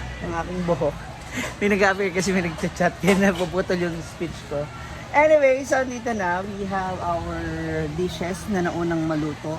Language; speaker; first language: Filipino; non-native, local second language; Cebuano